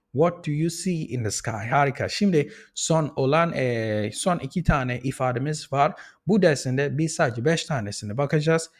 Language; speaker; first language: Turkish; non-native, fluent; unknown